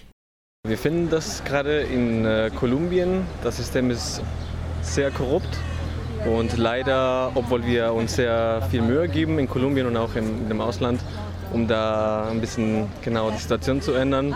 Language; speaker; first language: German; non-native, fluent; Spanish